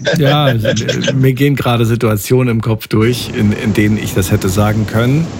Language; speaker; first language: German; native; German